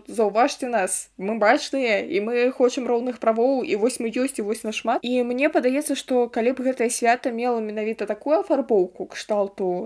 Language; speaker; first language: Belarusian; native; Belarusian